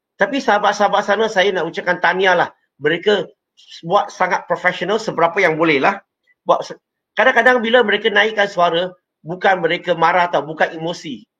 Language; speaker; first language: Malay; non-native, local second language; Chinese